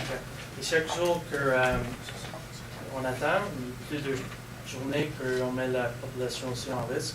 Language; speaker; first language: French; non-native, local second language; English